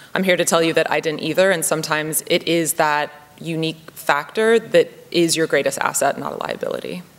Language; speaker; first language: English; native; English